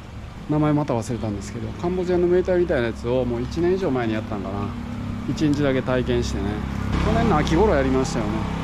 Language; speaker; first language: Japanese; native; Japanese